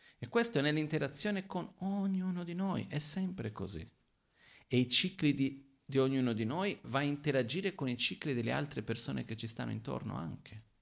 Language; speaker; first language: Italian; non-native, fluent; Portuguese